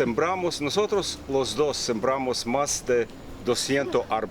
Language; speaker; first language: Spanish; non-native, learner; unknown